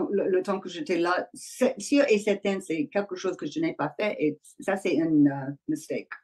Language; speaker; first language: French; non-native, learner; English